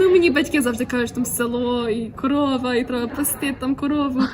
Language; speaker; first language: Ukrainian; early bilingual, other home language; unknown